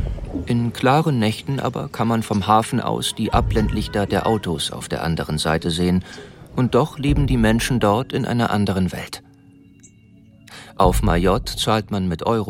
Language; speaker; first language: German; native; German